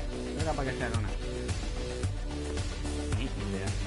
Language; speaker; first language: Spanish; native; Spanish